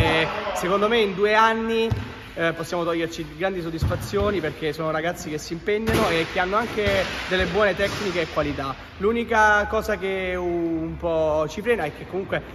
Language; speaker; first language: Italian; native; Italian